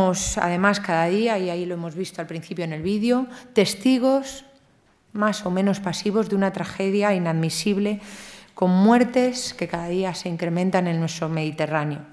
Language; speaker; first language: Spanish; native; Spanish